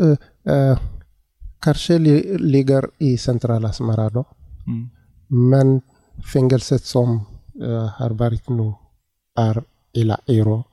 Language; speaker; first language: Swedish; non-native, learner; Tigrinya